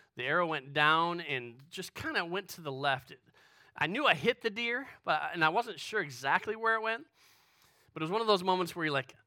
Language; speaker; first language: English; native; English